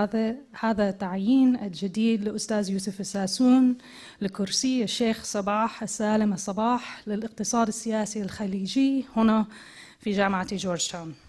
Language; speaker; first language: Arabic; non-native, fluent; English